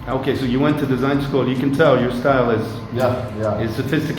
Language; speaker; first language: English; native; English